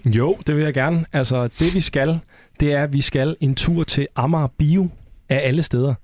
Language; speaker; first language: Danish; native; Danish